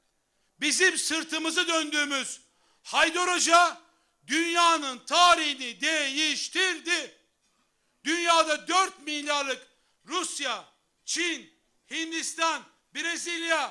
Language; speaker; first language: Turkish; native; Turkish